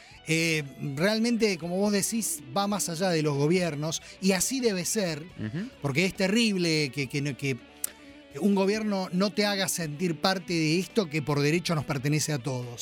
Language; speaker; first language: Spanish; native; Spanish